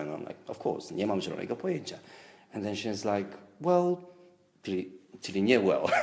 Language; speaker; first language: Polish; non-native, fluent; Romanian